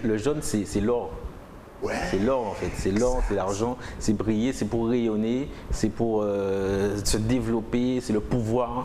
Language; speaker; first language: French; native; French